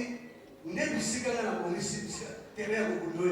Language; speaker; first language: French; non-native, local second language; Lingala